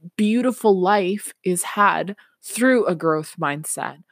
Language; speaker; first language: English; non-native, fluent; Spanish